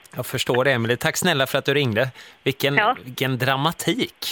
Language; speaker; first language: Swedish; native; Swedish